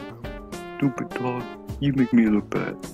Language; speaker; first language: English; native; English